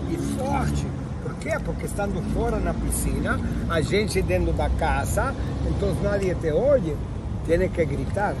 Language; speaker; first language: Spanish; non-native, fluent; English